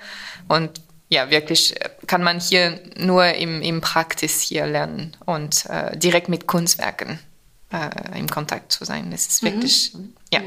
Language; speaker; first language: German; non-native, fluent; French